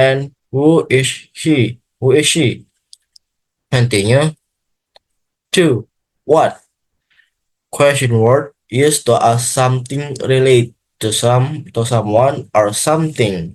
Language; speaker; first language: English; non-native, learner; Indonesian